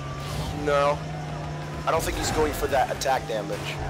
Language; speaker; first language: English; native; English